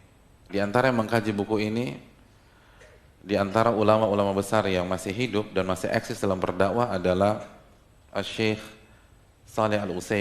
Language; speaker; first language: Indonesian; native; Indonesian